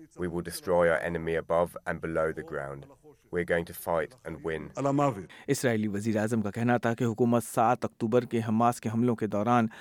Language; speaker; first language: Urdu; native; Urdu